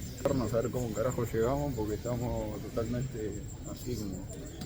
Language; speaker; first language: Spanish; native; Spanish